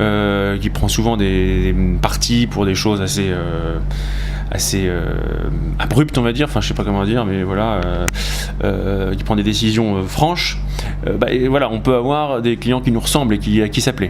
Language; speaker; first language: French; native; French